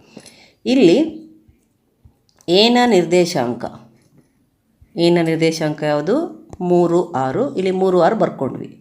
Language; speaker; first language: Kannada; native; Kannada